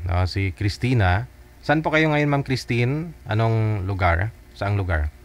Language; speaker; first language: Filipino; native; Filipino